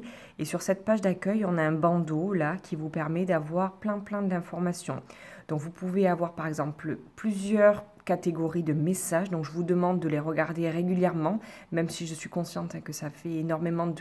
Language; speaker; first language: French; native; French